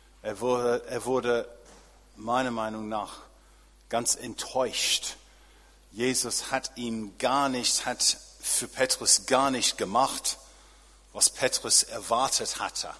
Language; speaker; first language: German; non-native, fluent; English